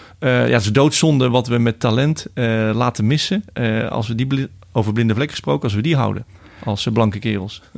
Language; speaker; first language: Dutch; native; Dutch